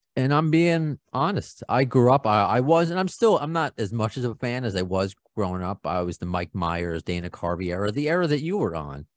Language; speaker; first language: English; native; English